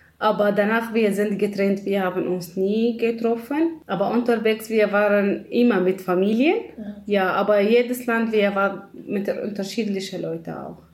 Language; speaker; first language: German; non-native, learner; Arabic